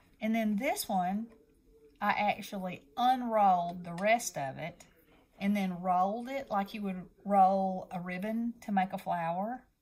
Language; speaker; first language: English; native; English